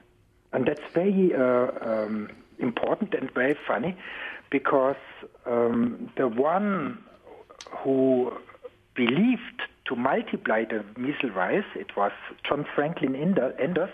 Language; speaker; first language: English; non-native, fluent; German